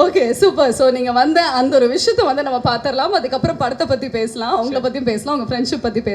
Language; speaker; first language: Tamil; native; Tamil